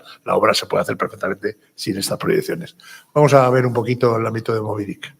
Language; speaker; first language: Spanish; native; Spanish